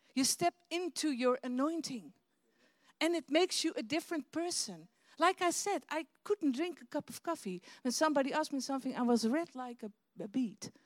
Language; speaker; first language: English; non-native, fluent; Dutch